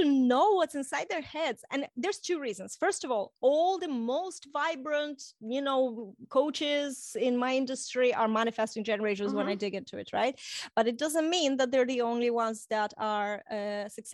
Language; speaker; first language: English; non-native, fluent; Russian